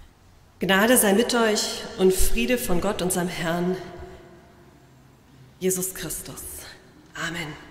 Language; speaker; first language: German; native; German